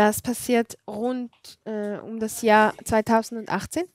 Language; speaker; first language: German; non-native, fluent; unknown